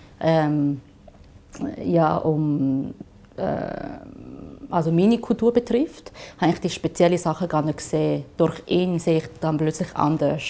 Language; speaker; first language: German; non-native, fluent; Chinese